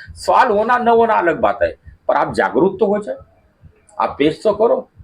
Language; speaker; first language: Hindi; non-native, local second language; Marathi